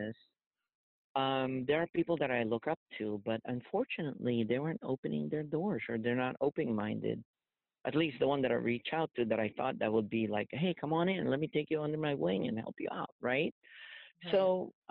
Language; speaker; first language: English; non-native, local second language; Filipino